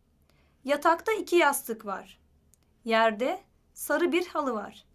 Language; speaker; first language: Turkish; non-native, learner; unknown